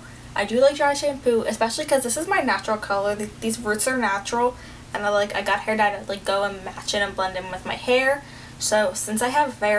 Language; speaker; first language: English; native; English